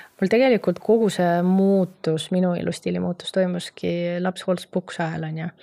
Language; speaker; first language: Estonian; non-native, local second language; Russian